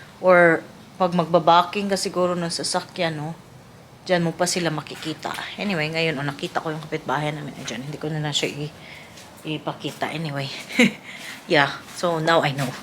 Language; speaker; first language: Filipino; non-native, local second language; Cebuano